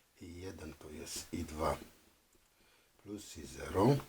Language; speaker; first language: Polish; non-native, fluent; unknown